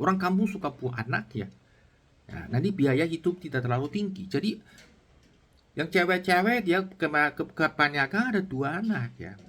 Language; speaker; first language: Indonesian; non-native, learner; Chinese